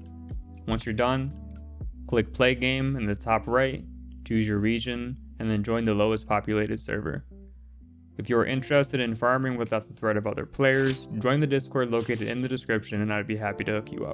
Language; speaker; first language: English; native; English